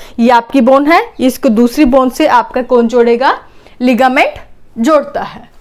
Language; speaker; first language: Hindi; native; Hindi